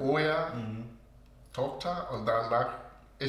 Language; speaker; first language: German; non-native, learner; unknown